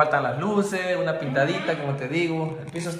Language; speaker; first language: Spanish; native; Spanish